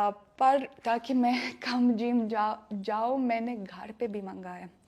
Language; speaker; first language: Hindi; non-native, fluent; Russian